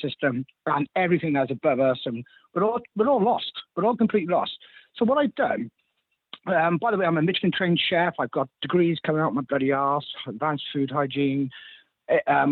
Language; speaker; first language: English; native; English